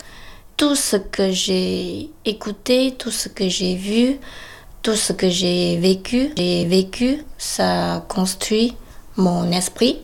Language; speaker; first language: French; non-native, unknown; Chinese